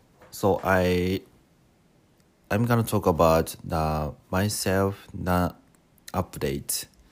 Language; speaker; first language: English; non-native, learner; Japanese